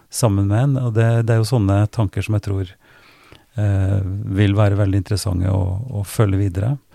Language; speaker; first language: Norwegian; native; Norwegian